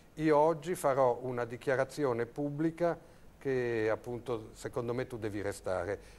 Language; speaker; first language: Italian; early bilingual, other home language; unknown